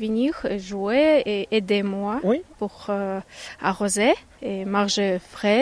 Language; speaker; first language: French; non-native, learner; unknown